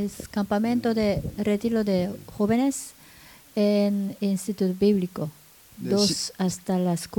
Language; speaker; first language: Spanish; non-native, learner; Japanese